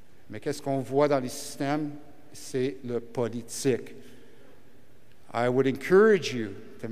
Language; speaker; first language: French; early bilingual, heritage; French